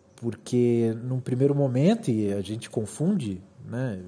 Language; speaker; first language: Portuguese; native; Portuguese